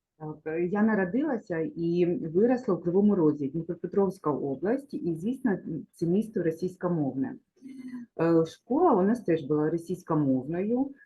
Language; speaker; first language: Ukrainian; non-native, local second language; Russian